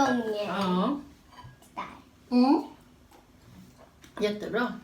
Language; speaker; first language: Swedish; non-native, learner; Thai